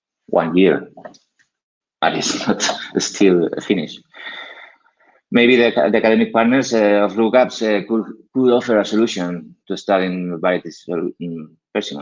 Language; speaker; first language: English; non-native, learner; Spanish